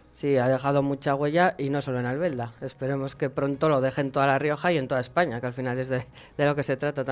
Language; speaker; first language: Spanish; native; Spanish